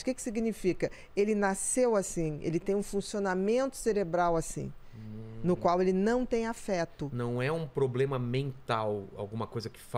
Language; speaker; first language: Portuguese; native; Portuguese